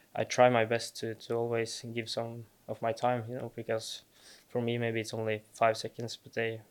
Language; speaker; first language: English; non-native, fluent; Norwegian